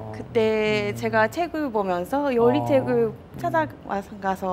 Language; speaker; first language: Korean; non-native, fluent; Japanese